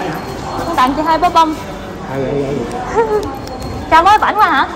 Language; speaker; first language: Vietnamese; native; Vietnamese